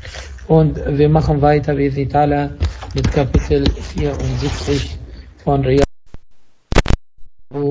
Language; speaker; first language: German; non-native, fluent; Arabic